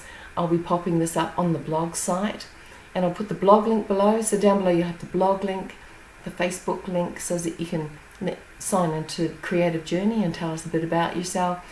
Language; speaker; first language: English; native; English